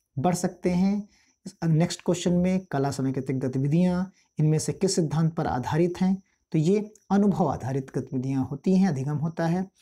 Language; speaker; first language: Hindi; native; Hindi